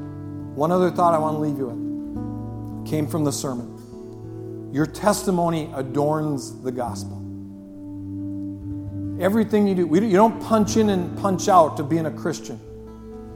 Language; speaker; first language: English; native; English